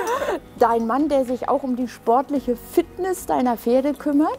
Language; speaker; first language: German; native; German